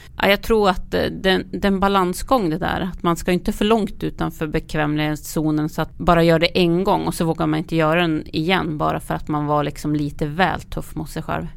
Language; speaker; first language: Swedish; native; Swedish